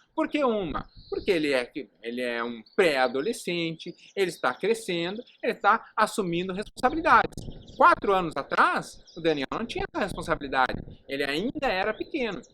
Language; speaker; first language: Portuguese; native; Portuguese